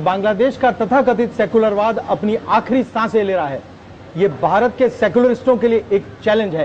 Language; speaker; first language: Hindi; native; Hindi